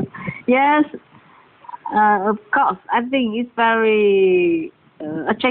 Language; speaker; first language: English; non-native, learner; Vietnamese